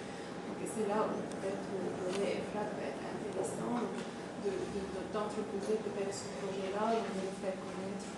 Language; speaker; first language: French; non-native, local second language; Arabic